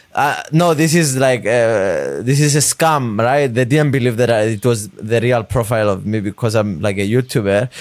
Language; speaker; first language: English; non-native, fluent; Greek